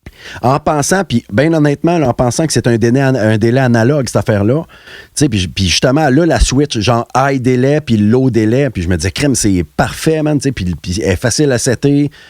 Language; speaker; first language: French; native; French